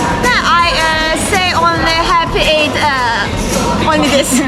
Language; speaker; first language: English; non-native, learner; Azerbaijani